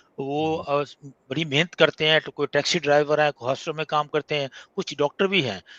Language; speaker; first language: Hindi; non-native, fluent; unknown